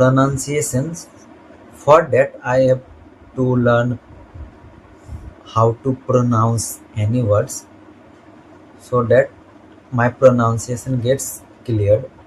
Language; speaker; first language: English; non-native, learner; Hindi